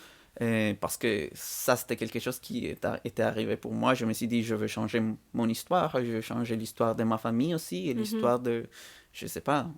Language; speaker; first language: French; non-native, fluent; Spanish